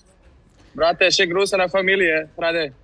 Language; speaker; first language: German; native; German